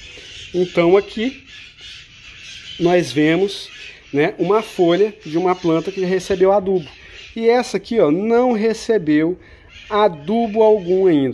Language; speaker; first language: Portuguese; native; Portuguese